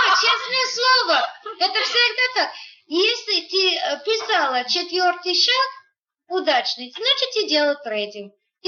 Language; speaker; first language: Russian; non-native, fluent; English